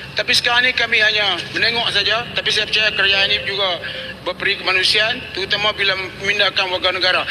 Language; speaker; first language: Malay; native; Malay